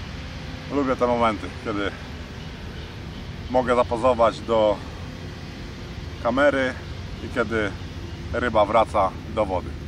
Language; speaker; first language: Polish; native; Polish